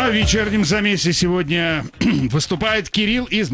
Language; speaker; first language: Russian; native; Russian